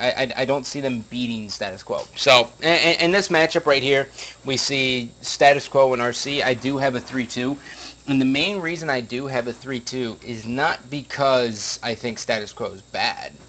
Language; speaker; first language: English; native; English